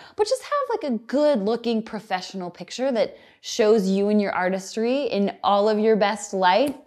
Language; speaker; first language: English; native; English